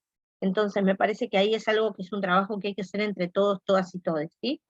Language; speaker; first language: Spanish; native; Spanish